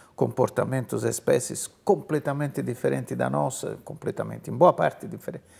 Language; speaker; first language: Portuguese; non-native, fluent; Italian